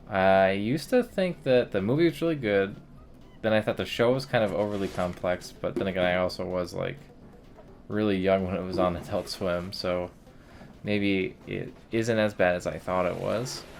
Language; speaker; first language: English; native; English